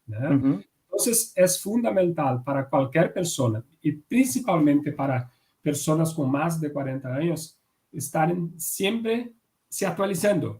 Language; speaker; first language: Spanish; non-native, fluent; Portuguese